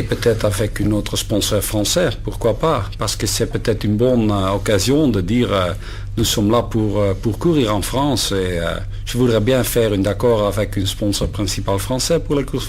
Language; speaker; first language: French; non-native, learner; Dutch